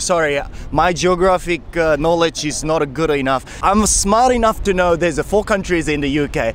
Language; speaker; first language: English; non-native, fluent; Japanese